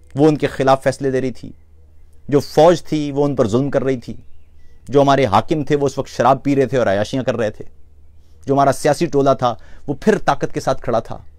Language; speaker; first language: Urdu; non-native, local second language; Punjabi